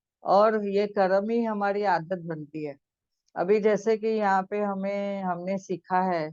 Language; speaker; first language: Hindi; native; Hindi